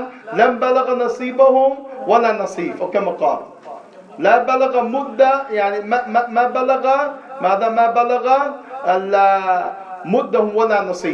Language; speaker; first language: Arabic; non-native, learner; English